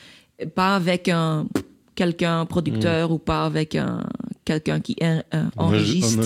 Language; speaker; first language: French; non-native, local second language; Dutch